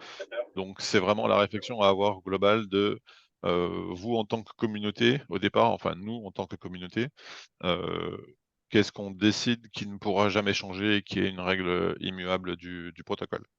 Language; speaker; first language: French; native; French